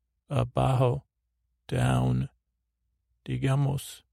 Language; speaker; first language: Spanish; non-native, learner; English